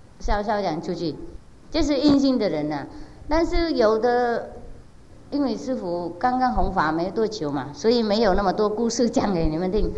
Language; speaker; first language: Chinese; non-native, fluent; Vietnamese